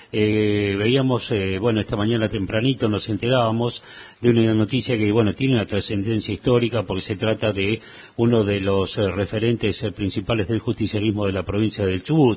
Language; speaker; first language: Spanish; native; Spanish